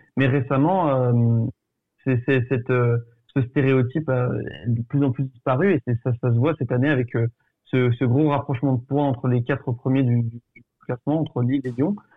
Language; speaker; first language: French; early bilingual, other home language; Portuguese